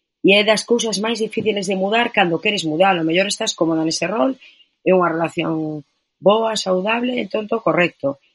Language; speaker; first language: Galician; non-native, local second language; Spanish